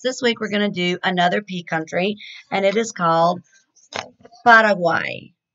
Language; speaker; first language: English; native; English